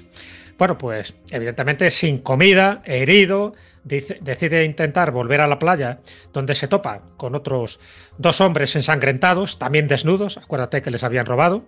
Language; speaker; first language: Spanish; native; Spanish